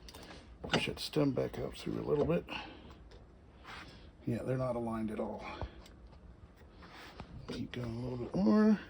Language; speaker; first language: English; native; English